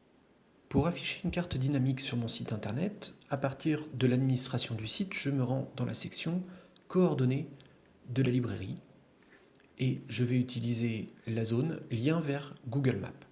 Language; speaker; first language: French; native; French